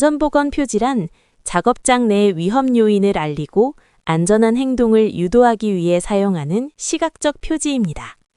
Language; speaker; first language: Korean; non-native, learner; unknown